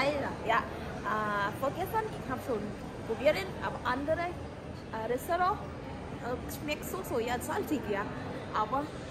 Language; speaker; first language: German; non-native, learner; Thai